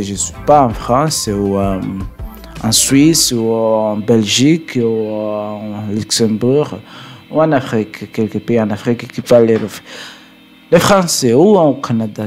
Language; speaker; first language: French; non-native, learner; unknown